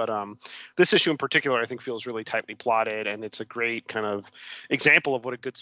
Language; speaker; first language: English; native; English